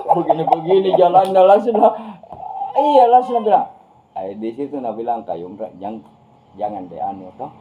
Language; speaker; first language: Indonesian; native; Indonesian